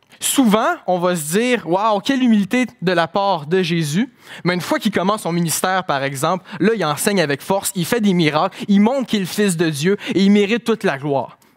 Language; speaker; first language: French; native; French